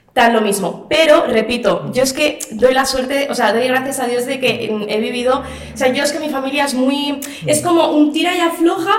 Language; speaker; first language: Spanish; early bilingual, other home language; Arabic